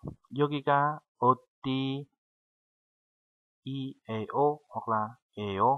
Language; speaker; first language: Korean; non-native, fluent; Vietnamese